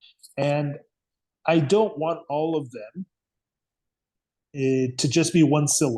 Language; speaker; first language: English; non-native, fluent; Spanish